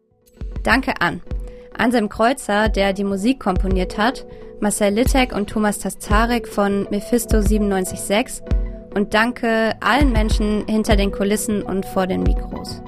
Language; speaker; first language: German; native; German